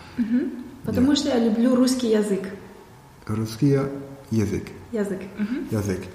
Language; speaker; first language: Russian; non-native, learner; German